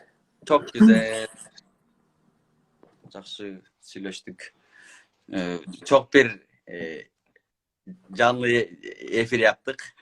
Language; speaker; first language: Turkish; non-native, learner; Kyrgyz